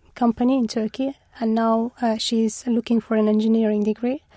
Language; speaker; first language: English; non-native, fluent; Turkish